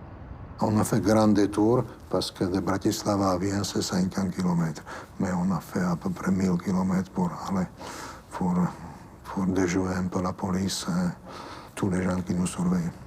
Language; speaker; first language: French; non-native, fluent; Slovak